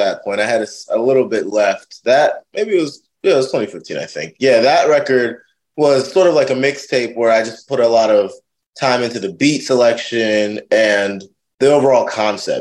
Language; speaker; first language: English; native; English